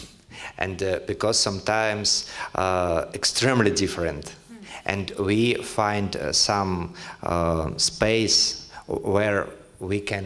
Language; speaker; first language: English; non-native, learner; Russian